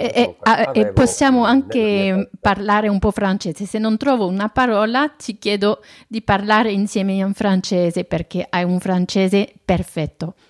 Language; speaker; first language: Italian; non-native, fluent; French